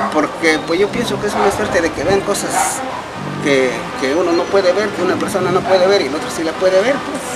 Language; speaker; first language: Spanish; native; Spanish